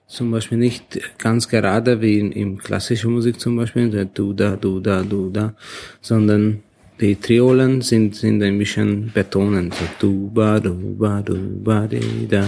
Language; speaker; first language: German; non-native, learner; Hungarian